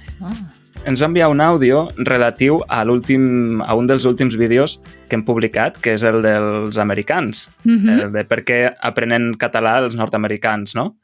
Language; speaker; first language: Catalan; native; Catalan